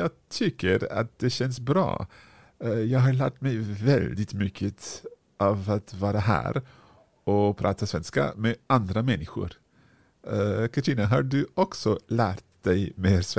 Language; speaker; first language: Swedish; non-native, learner; English